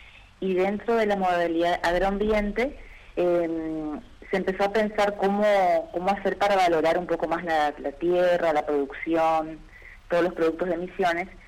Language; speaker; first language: Spanish; native; Spanish